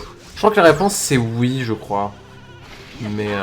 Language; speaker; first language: French; native; French